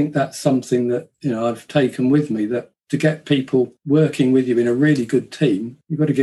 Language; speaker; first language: English; native; English